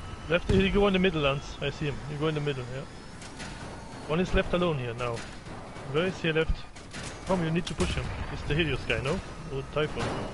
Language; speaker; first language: English; non-native, learner; German